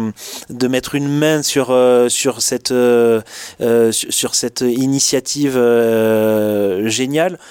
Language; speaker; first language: French; native; French